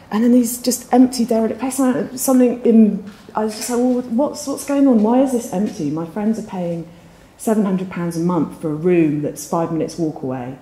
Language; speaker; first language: English; native; English